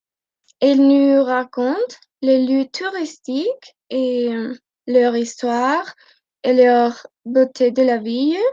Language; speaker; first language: French; non-native, learner; Spanish